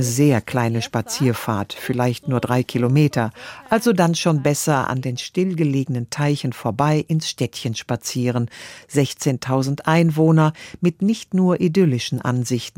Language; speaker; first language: German; native; German